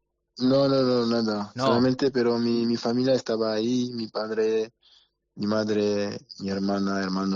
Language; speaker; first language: Spanish; non-native, learner; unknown